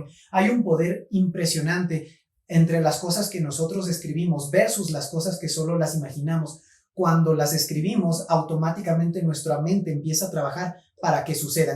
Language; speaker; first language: Spanish; native; Spanish